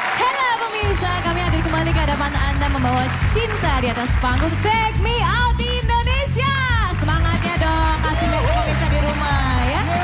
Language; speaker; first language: Indonesian; native; Indonesian